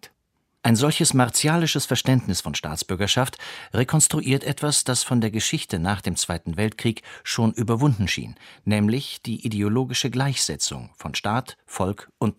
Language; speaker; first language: German; native; German